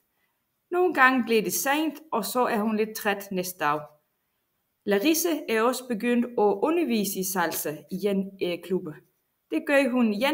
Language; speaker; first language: Danish; non-native, fluent; Russian